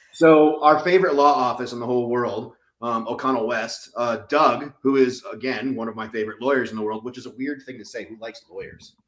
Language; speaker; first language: English; native; English